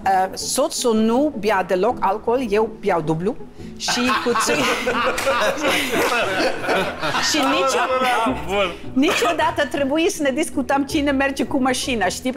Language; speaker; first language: Romanian; non-native, fluent; Dutch